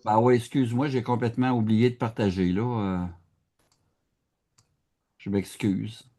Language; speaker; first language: French; native; French